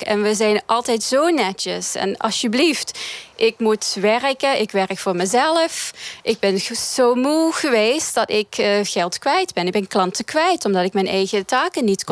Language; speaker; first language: Dutch; non-native, fluent; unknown